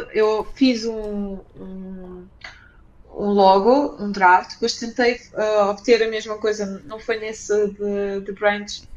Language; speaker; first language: Portuguese; early bilingual, other home language; Ukrainian